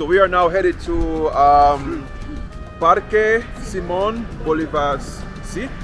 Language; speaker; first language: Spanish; non-native, learner; English